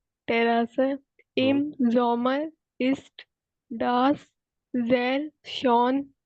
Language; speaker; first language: German; non-native, learner; Hindi